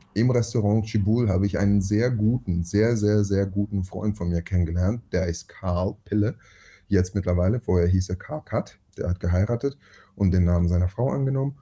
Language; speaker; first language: German; early bilingual, other home language; Russian